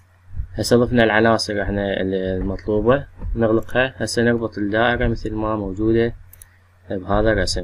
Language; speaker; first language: Arabic; native; Arabic